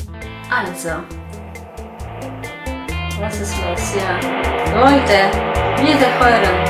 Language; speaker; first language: German; non-native, learner; Russian